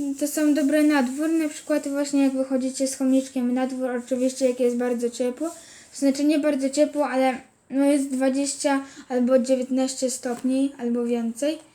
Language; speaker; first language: Polish; native; Polish